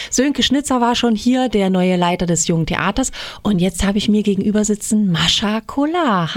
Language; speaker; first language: German; native; German